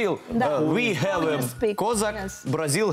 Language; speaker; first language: English; non-native, learner; Portuguese